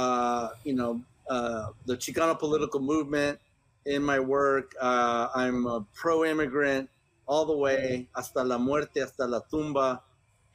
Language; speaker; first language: English; early bilingual, other home language; Spanish